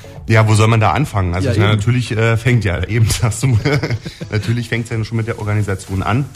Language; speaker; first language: German; native; German